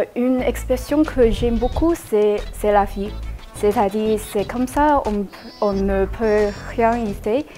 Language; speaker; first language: French; non-native, learner; Cantonese